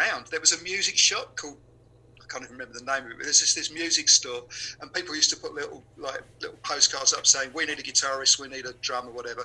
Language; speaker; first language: English; native; English